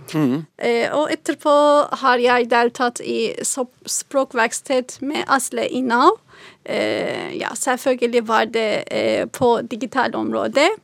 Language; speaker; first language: Norwegian; non-native, fluent; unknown